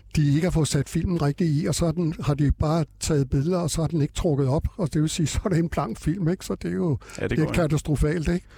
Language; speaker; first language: Danish; native; Danish